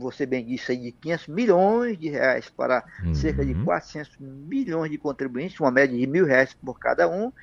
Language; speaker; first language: Portuguese; native; Portuguese